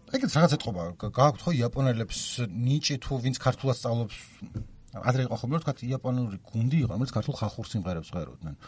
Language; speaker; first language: Georgian; native; Georgian